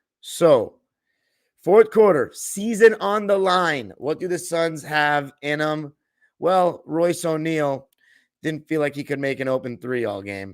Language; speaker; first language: English; native; English